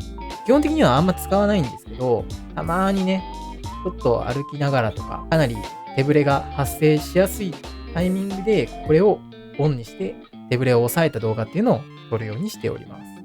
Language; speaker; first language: Japanese; native; Japanese